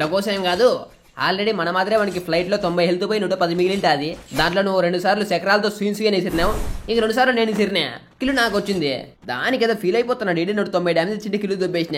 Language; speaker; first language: Telugu; native; Telugu